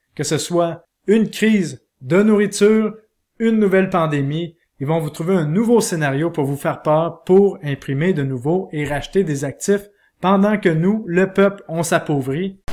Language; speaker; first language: French; native; French